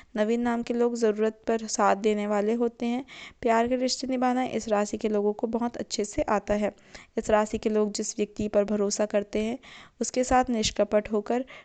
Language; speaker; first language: Hindi; native; Hindi